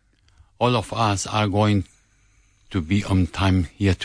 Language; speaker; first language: English; non-native, learner; Spanish